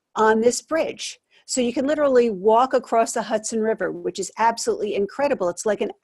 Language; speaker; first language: English; native; English